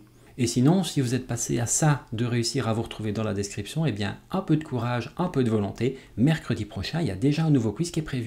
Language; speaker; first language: French; native; French